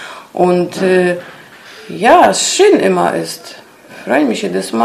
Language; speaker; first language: German; non-native, learner; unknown